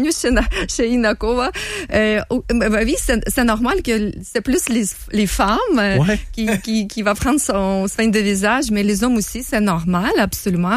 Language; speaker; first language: French; non-native, learner; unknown